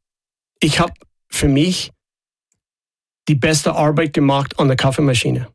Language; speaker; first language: German; non-native, fluent; English